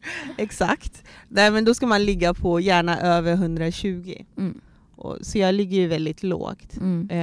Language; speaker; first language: Swedish; early bilingual, other home language; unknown